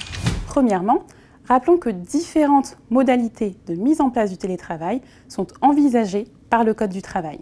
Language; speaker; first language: French; native; French